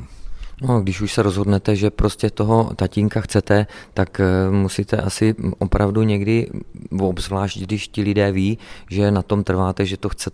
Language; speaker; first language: Czech; native; Czech